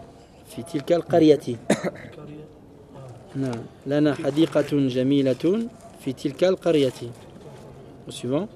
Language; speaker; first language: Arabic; early bilingual, heritage; Arabic